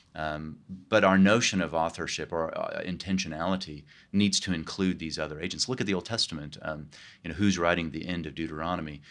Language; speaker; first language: English; native; English